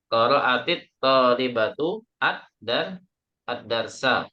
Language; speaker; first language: Arabic; non-native, learner; Indonesian